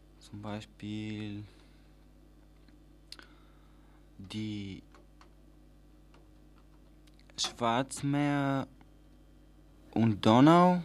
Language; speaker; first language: German; non-native, learner; Bulgarian